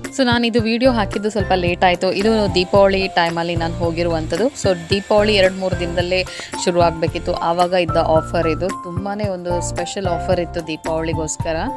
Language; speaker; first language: Kannada; native; Kannada